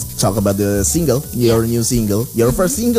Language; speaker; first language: English; non-native, fluent; Indonesian